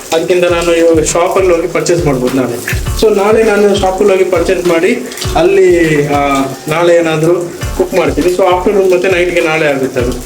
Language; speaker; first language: Kannada; non-native, local second language; Tulu